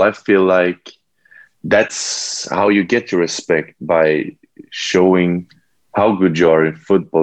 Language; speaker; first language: English; non-native, fluent; Swedish